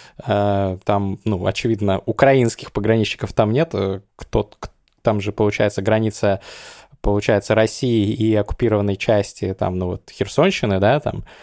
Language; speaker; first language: Russian; native; Russian